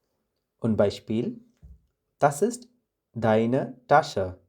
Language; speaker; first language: German; non-native, fluent; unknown